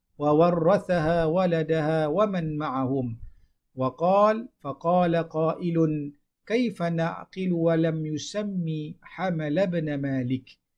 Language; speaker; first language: Arabic; non-native, fluent; Malay